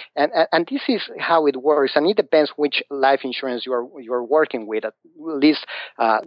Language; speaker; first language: English; non-native, fluent; Spanish